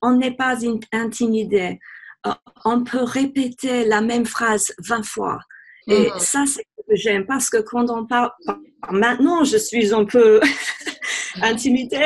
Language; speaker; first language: French; non-native, fluent; English